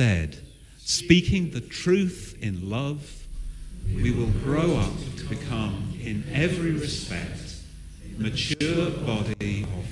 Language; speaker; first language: English; native; English